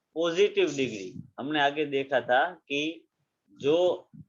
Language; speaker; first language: Hindi; non-native, local second language; Gujarati